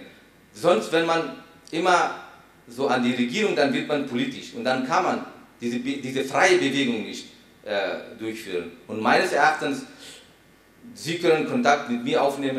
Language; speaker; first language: German; non-native, fluent; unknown